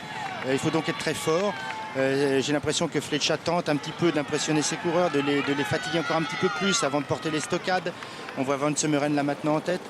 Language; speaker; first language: French; native; French